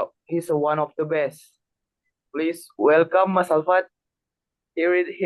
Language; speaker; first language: English; non-native, learner; Indonesian